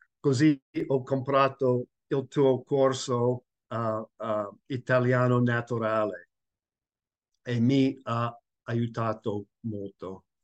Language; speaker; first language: Italian; non-native, learner; English